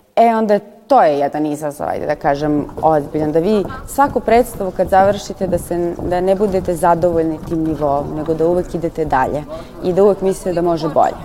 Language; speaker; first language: Serbian; native; Serbian